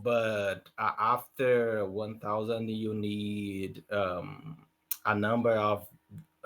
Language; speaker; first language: English; non-native, learner; Portuguese